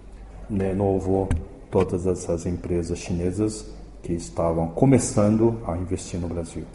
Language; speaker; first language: Portuguese; early bilingual, other home language; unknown